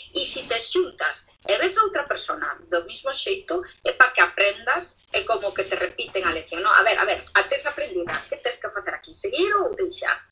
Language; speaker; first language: Galician; non-native, local second language; Spanish